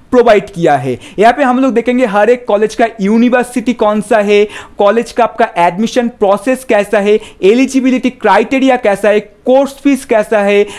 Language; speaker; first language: Hindi; non-native, local second language; Bangla